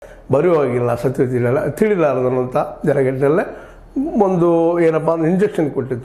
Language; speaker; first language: Kannada; native; Kannada